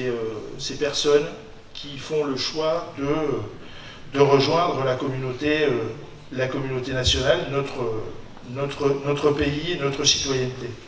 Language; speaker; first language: French; native; French